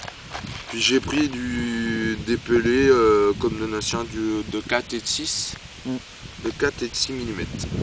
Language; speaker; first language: French; native; French